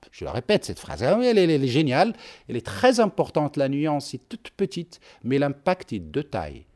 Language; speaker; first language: French; non-native, local second language; Arabic